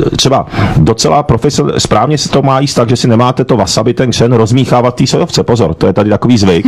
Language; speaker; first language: Czech; early bilingual, other home language; Japanese